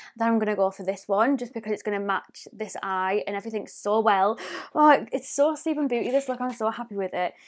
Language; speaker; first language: English; native; English